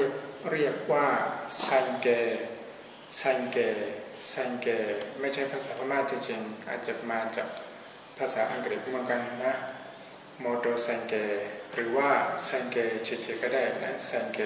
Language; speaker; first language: Thai; non-native, fluent; Burmese